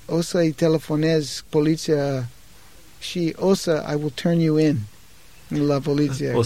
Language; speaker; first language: Romanian; non-native, learner; English